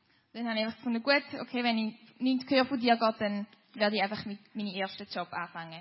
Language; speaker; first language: German; native; German